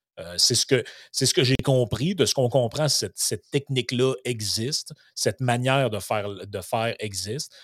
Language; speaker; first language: French; native; French